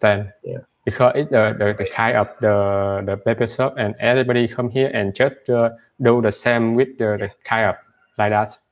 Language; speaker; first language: English; non-native, learner; Vietnamese